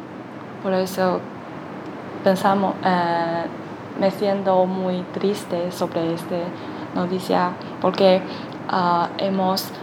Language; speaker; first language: Spanish; non-native, learner; Chinese